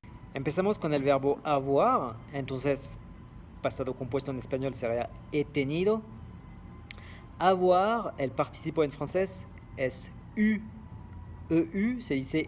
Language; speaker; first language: Spanish; non-native, fluent; French